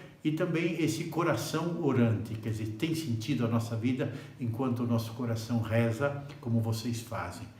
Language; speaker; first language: Portuguese; native; Portuguese